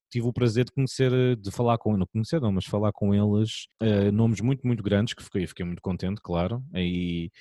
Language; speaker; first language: Portuguese; native; Portuguese